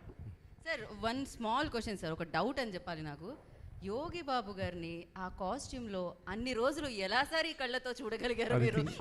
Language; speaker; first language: Telugu; native; Telugu